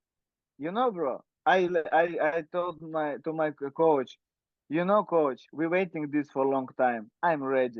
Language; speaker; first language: English; non-native, learner; Russian